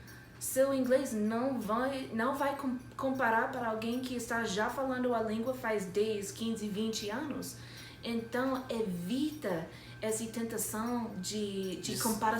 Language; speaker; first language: Portuguese; non-native, fluent; English